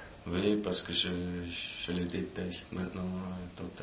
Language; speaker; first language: French; non-native, local second language; German